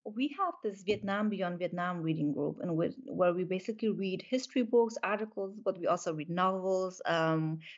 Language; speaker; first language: English; non-native, fluent; Polish